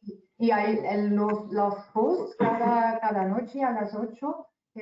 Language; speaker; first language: Spanish; non-native, fluent; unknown